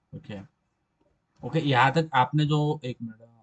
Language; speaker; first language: Hindi; non-native, local second language; Marathi